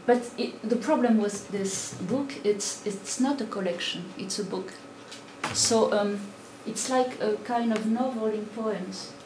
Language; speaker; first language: English; non-native, fluent; French